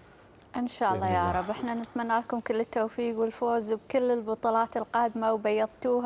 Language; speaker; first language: Arabic; native; Arabic